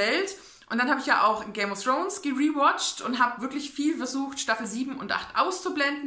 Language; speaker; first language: German; native; German